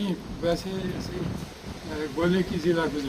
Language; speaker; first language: Hindi; non-native, local second language; Punjabi